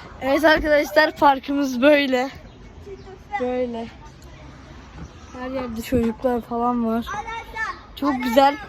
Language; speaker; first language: Turkish; native; Turkish